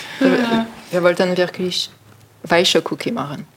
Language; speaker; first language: German; non-native, learner; French